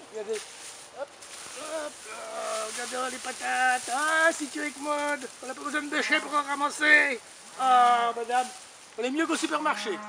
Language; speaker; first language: French; native; French